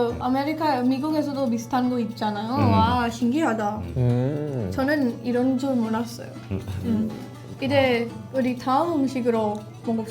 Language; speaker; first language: Korean; non-native, fluent; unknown